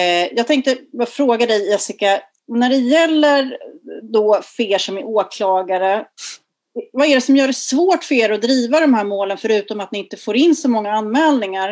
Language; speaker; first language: Swedish; native; Swedish